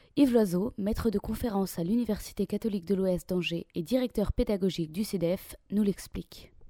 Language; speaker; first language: French; native; French